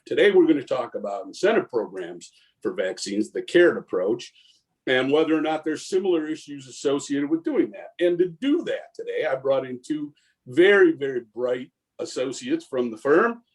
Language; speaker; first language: English; native; English